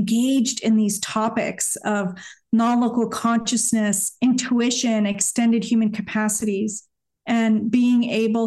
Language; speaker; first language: English; native; English